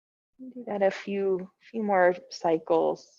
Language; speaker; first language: English; native; English